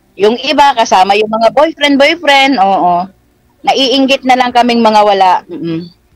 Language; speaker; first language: Filipino; non-native, local second language; Iloko